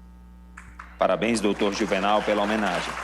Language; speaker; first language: Portuguese; native; Portuguese